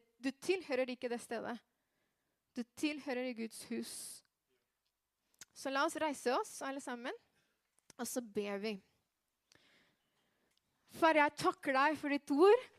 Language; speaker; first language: Norwegian; non-native, fluent; Spanish